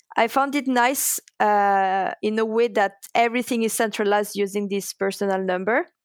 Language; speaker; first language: English; non-native, fluent; French